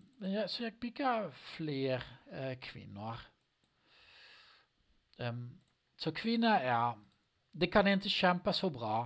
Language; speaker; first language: Swedish; non-native, learner; Dutch